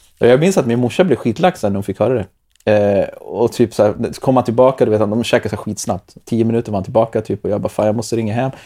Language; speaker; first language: Swedish; early bilingual, other home language; Spanish